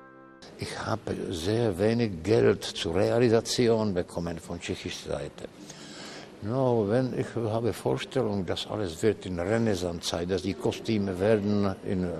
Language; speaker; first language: German; non-native, learner; Czech